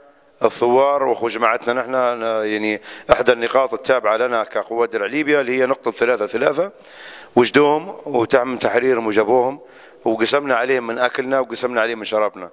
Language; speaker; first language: Arabic; native; Arabic